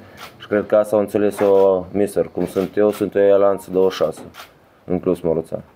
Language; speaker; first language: Romanian; early bilingual, heritage; Romanian